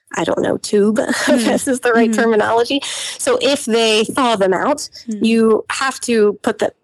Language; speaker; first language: English; native; English